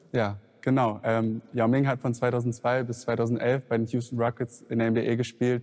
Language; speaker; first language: German; native; German